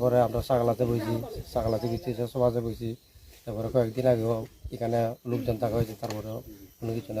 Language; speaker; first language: Bangla; non-native, local second language; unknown